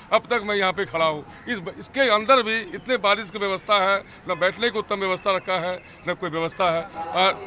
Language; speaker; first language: Hindi; native; Hindi